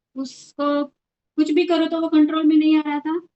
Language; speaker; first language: Hindi; non-native, local second language; Marathi